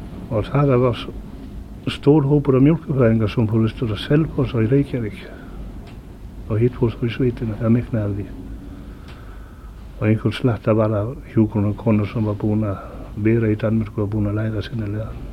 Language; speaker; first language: Icelandic; non-native, fluent; Danish